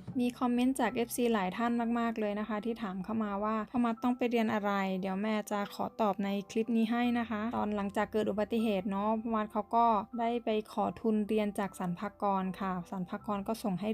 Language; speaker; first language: Thai; native; Thai